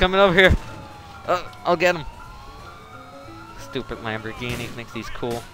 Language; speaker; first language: English; native; English